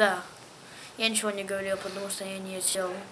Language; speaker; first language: Russian; early bilingual, heritage; English